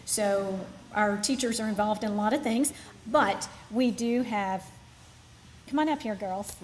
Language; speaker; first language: English; native; English